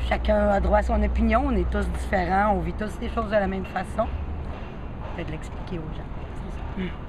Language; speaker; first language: French; native; French